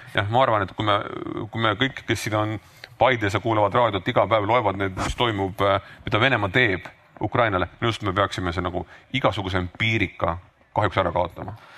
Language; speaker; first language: Estonian; native; Estonian